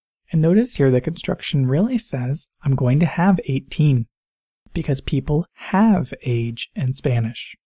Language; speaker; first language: English; native; English